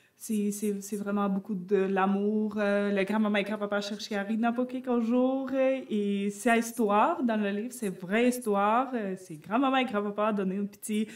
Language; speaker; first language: French; non-native, learner; Ukrainian